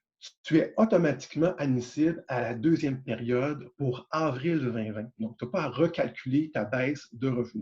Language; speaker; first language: French; native; French